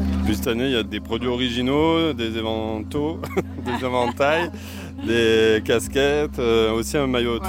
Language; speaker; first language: French; native; French